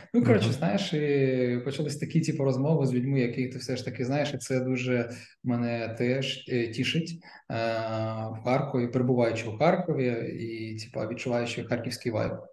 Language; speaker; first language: Ukrainian; non-native, local second language; Russian